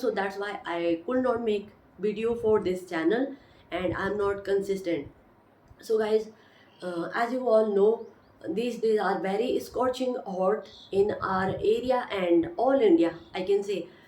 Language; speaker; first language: English; non-native, learner; Hindi